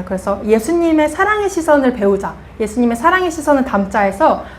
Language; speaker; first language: Korean; native; Korean